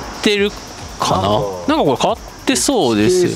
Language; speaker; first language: Japanese; native; Japanese